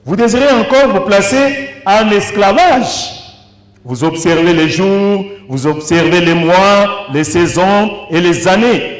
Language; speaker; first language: French; non-native, local second language; Swahili